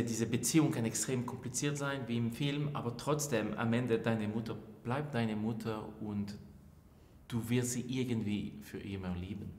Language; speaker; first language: German; non-native, local second language; French